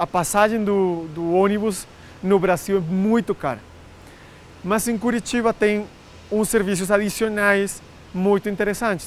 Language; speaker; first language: Portuguese; non-native, fluent; Spanish